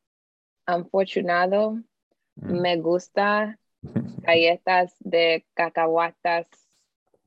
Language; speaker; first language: Spanish; non-native, learner; English